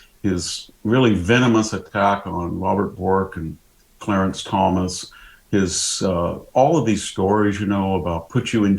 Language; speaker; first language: English; native; English